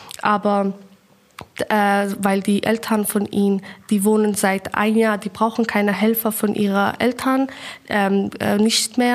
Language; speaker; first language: German; non-native, fluent; Persian